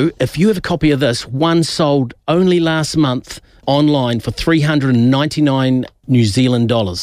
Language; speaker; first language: English; native; English